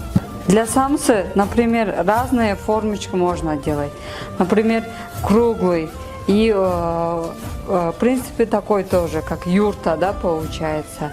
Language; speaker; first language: Russian; non-native, local second language; Kyrgyz